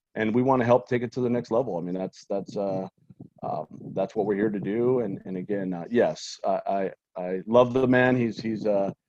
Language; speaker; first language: English; native; English